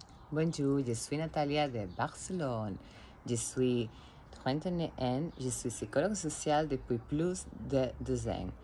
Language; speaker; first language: French; non-native, learner; Spanish